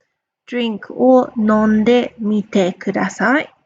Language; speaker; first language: Japanese; non-native, fluent; English